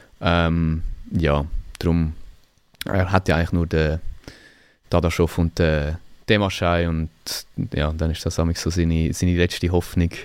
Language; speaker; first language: German; native; German